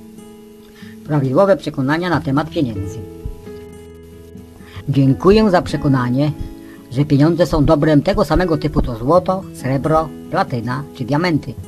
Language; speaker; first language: Polish; native; Polish